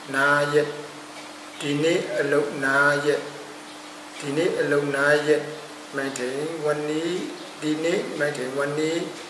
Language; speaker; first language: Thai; non-native, fluent; Burmese